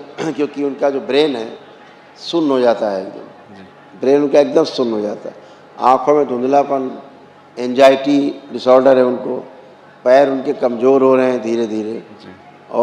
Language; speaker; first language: Hindi; native; Hindi